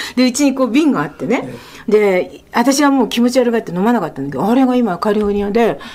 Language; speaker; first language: Japanese; native; Japanese